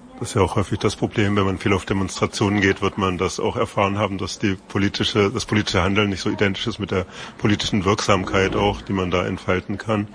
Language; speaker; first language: German; native; German